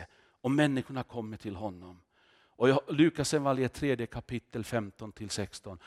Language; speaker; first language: Swedish; non-native, fluent; Finnish